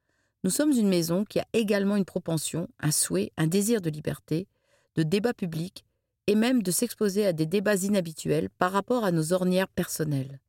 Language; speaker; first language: French; native; French